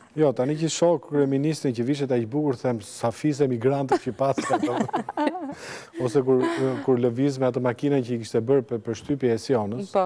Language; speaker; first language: Albanian; native; Albanian